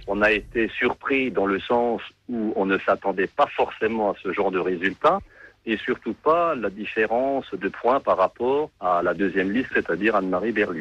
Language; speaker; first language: French; native; French